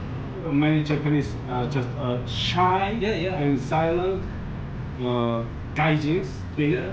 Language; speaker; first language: English; non-native, learner; Korean